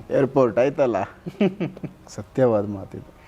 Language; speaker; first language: Kannada; native; Kannada